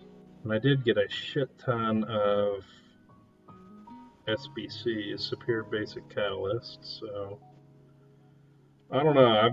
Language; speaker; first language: English; native; English